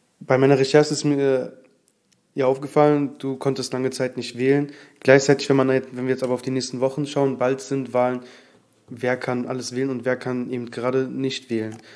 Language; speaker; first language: German; early bilingual, other home language; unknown